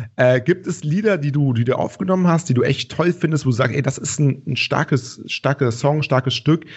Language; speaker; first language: German; native; German